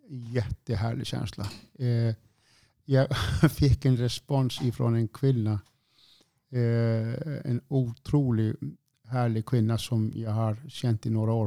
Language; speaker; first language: Swedish; non-native, fluent; Icelandic